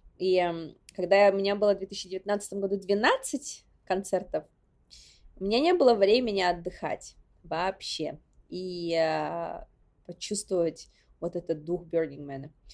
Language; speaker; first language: Russian; non-native, local second language; Yakut